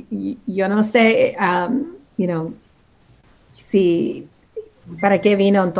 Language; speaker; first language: Spanish; early bilingual, other home language; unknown